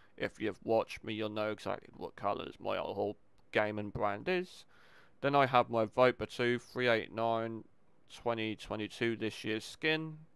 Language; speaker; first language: English; native; English